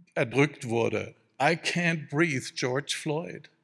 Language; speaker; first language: German; native; German